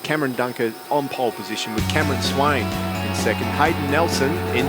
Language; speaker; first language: English; native; English